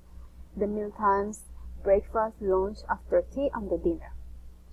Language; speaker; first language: English; non-native, learner; Spanish